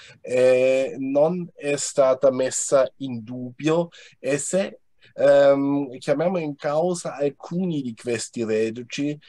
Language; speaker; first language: Italian; non-native, fluent; German